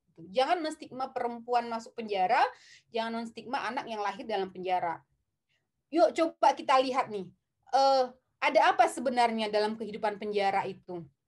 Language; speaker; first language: Indonesian; non-native, local second language; Batak Toba